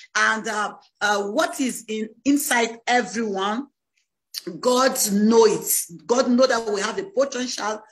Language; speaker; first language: English; non-native, learner; French